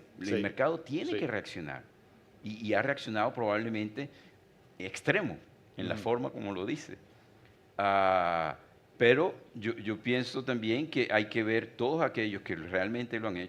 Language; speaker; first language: Spanish; native; Spanish